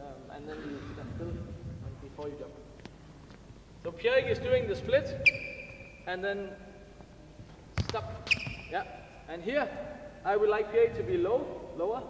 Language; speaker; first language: English; non-native, fluent; Danish